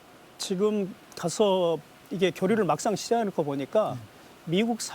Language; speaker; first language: Korean; native; Korean